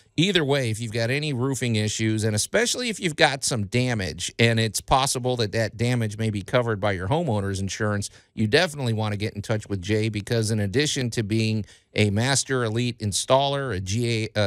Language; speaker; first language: English; native; English